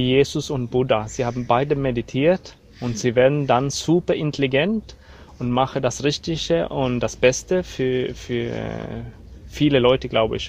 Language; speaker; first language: German; non-native, learner; Swedish